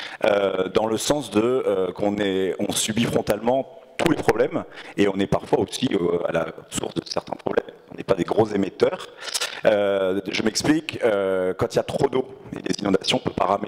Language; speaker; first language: French; native; French